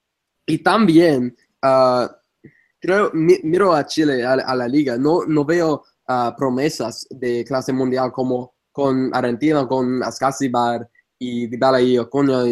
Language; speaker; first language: Spanish; non-native, fluent; English